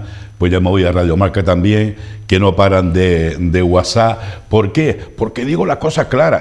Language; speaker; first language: Spanish; native; Spanish